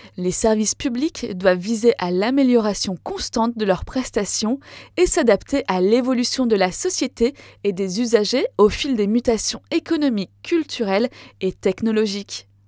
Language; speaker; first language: French; native; French